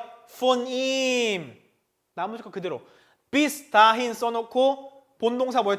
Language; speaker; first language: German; non-native, fluent; Korean